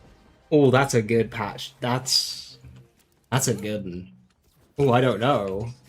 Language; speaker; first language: English; native; English